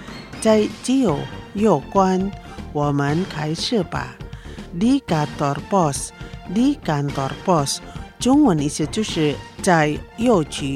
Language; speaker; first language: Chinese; non-native, fluent; Indonesian